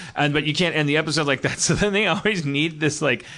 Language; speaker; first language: English; native; English